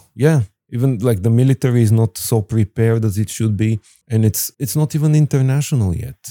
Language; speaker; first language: English; non-native, fluent; Bulgarian